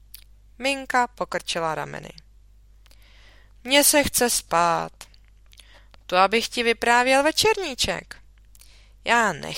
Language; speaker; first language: Czech; native; Czech